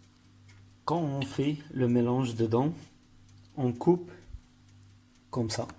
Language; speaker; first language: French; non-native, learner; Arabic